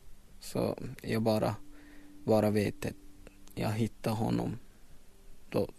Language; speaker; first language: Swedish; non-native, learner; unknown